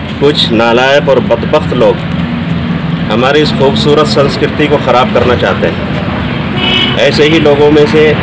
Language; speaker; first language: Hindi; non-native, local second language; Urdu